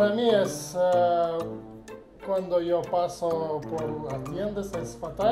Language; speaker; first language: Spanish; non-native, learner; Russian